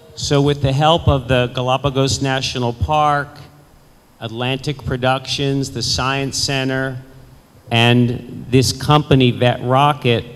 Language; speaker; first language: English; native; English